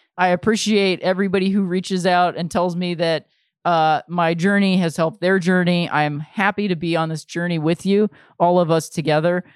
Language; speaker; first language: English; native; English